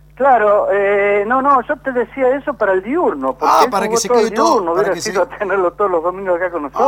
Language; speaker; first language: Spanish; native; Spanish